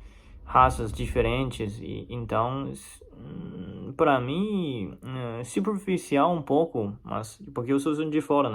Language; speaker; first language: Portuguese; non-native, fluent; Chinese